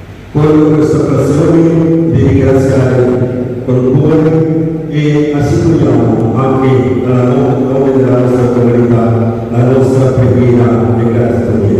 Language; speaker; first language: Italian; non-native, fluent; Tamil